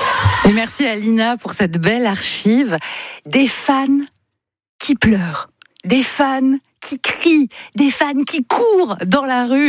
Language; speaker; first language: French; native; French